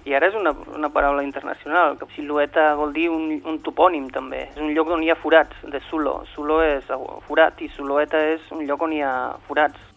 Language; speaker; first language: Catalan; non-native, local second language; Basque